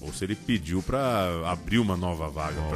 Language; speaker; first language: Portuguese; native; Portuguese